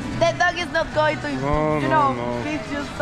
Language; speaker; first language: English; non-native, learner; Spanish